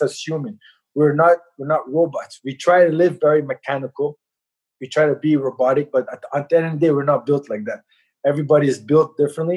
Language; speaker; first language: English; native; English